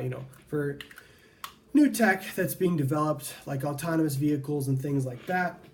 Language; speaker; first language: English; native; English